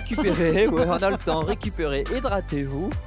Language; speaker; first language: French; native; French